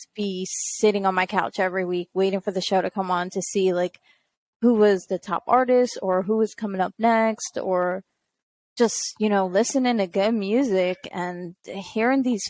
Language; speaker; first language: English; native; English